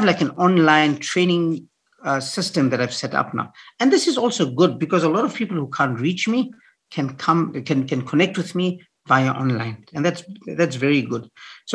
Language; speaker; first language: English; native; English